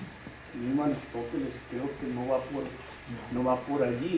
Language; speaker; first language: Spanish; native; Spanish